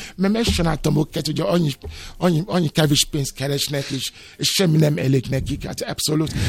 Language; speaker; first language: Hungarian; non-native, learner; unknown